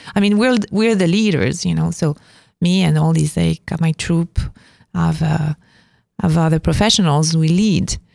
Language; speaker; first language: English; non-native, fluent; French